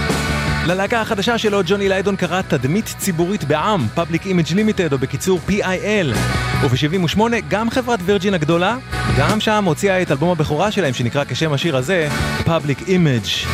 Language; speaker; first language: Hebrew; native; Hebrew